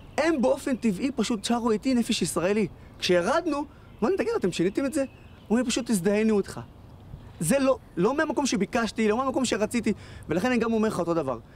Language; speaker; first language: Hebrew; non-native, local second language; Arabic